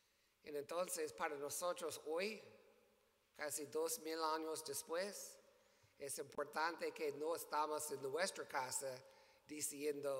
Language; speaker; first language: Spanish; non-native, learner; English